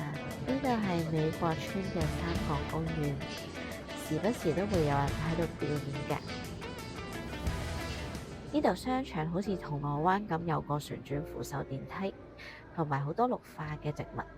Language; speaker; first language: Cantonese; native; Cantonese